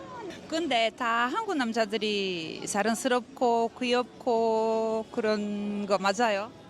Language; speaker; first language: Korean; non-native, learner; Portuguese